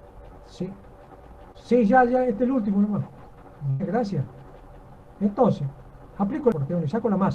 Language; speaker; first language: Spanish; native; Spanish